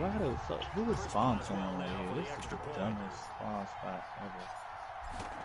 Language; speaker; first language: English; native; English